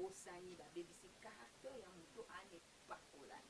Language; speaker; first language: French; non-native, local second language; Lingala